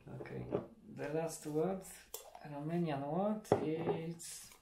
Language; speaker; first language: English; non-native, learner; Polish